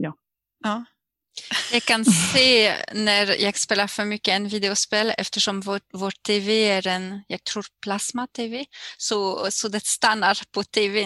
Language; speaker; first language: Swedish; non-native, learner; French